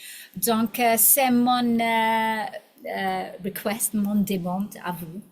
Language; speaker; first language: French; non-native, learner; English